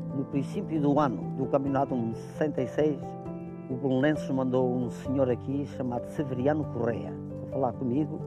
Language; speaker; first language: Portuguese; native; Portuguese